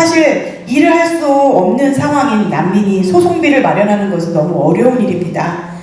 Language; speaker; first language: Korean; native; Korean